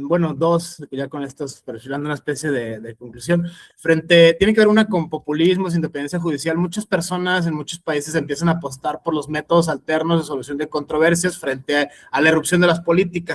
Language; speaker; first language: Spanish; native; Spanish